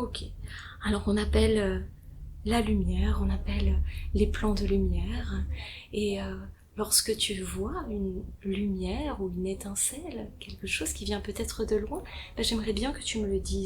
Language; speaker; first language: French; native; French